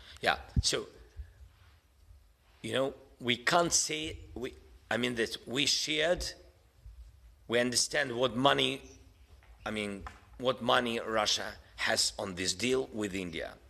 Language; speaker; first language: English; non-native, fluent; Russian